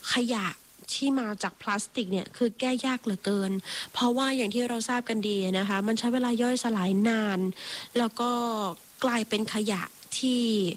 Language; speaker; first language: Thai; native; Thai